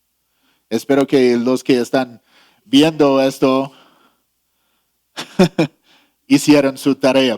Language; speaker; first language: Spanish; non-native, fluent; English